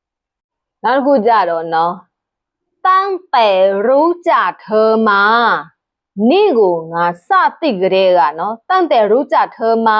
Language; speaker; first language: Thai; non-native, fluent; Burmese